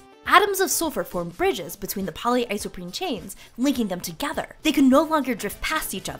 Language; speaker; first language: English; native; English